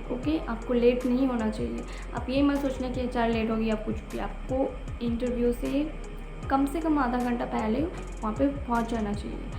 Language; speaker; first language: Hindi; non-native, local second language; Bangla